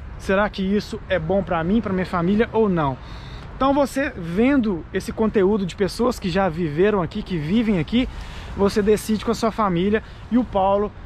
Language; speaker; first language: Portuguese; native; Portuguese